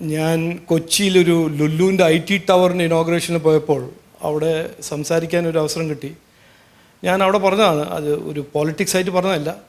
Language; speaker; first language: Malayalam; early bilingual, heritage; Malayalam